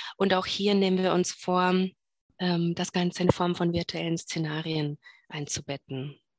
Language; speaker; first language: German; native; German